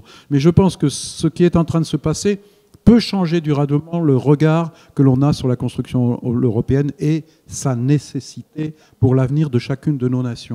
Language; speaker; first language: French; native; French